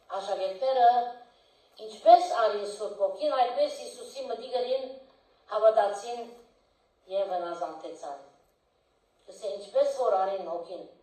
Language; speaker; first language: Armenian; early bilingual, heritage; Armenian